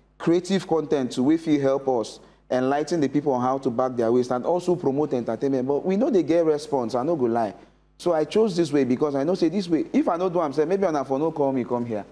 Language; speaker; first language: Nigerian Pidgin; native; Nigerian Pidgin